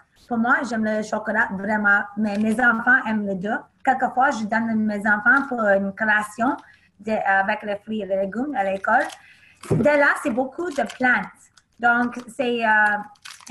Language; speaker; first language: French; non-native, learner; English